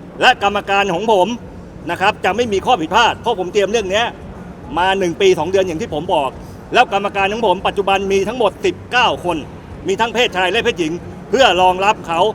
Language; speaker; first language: Thai; native; Thai